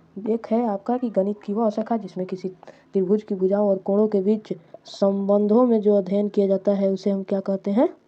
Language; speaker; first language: Hindi; native; Hindi